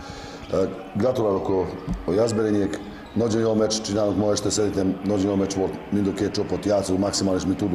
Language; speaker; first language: Hungarian; non-native, learner; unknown